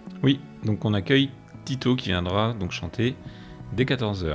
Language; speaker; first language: French; native; French